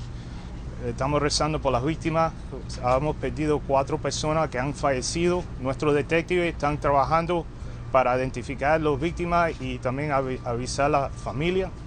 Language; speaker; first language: Spanish; early bilingual, heritage; Spanish